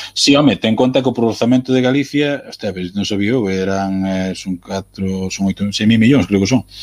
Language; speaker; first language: Galician; native; Galician